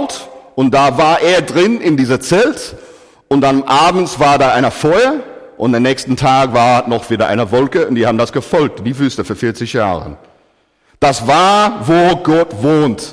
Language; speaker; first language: German; non-native, fluent; English